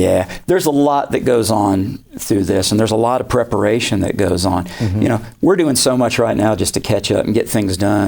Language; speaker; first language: English; native; English